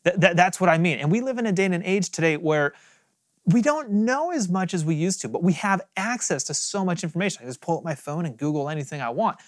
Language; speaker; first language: English; native; English